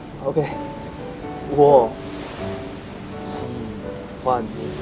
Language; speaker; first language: Chinese; non-native, learner; Korean